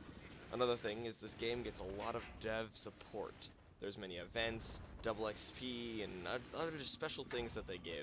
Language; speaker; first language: English; native; English